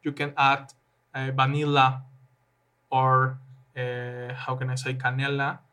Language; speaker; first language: English; non-native, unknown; Spanish